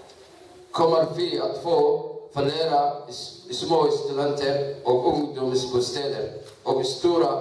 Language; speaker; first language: Swedish; non-native, learner; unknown